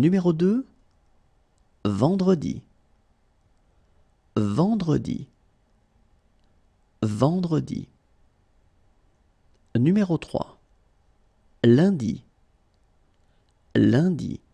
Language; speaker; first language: French; native; French